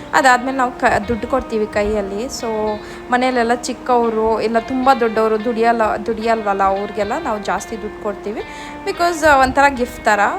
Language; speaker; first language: Kannada; non-native, local second language; Malayalam